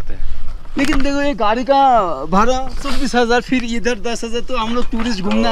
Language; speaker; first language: Hindi; non-native, learner; Bangla